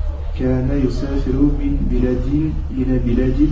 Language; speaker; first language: Arabic; non-native, learner; French